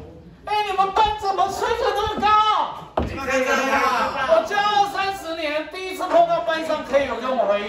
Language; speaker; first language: Chinese; native; Chinese